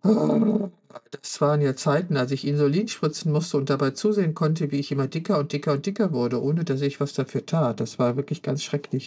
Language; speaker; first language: German; native; German